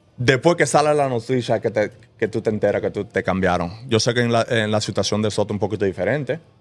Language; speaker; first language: Spanish; early bilingual, heritage; Spanish